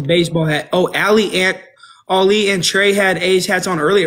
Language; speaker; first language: English; native; English